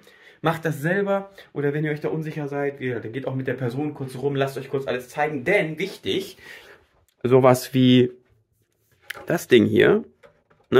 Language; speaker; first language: German; native; German